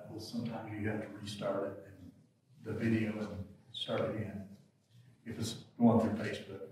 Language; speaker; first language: English; native; English